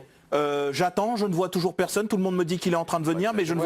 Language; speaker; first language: French; native; French